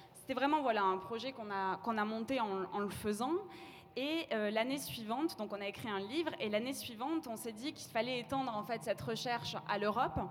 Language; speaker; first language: French; native; French